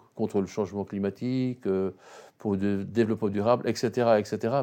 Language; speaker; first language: French; native; French